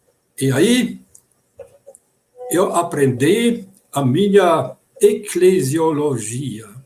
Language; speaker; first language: Portuguese; non-native, fluent; German